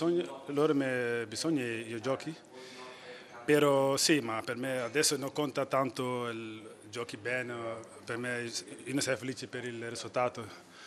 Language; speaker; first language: Italian; non-native, learner; Dutch